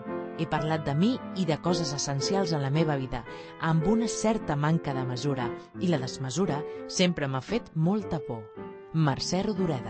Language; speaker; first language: Catalan; native; Catalan